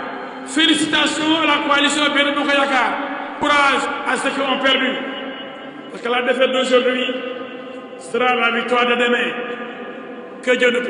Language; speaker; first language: French; non-native, local second language; Wolof